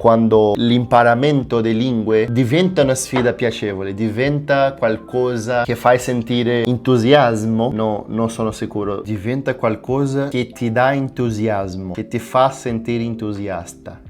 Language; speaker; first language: Italian; non-native, fluent; Portuguese